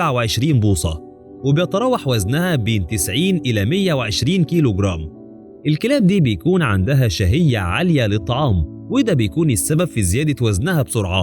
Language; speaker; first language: Arabic; native; Arabic